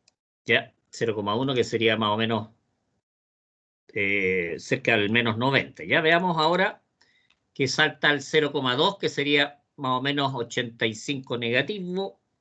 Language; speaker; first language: Spanish; native; Spanish